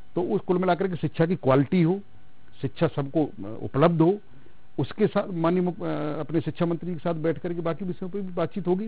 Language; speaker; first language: Hindi; native; Hindi